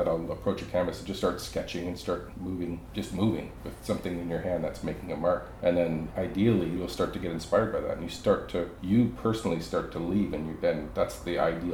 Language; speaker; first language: English; native; English